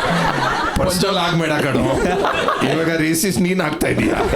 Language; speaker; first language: Kannada; non-native, local second language; Punjabi